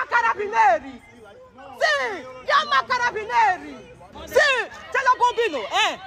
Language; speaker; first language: Italian; non-native, learner; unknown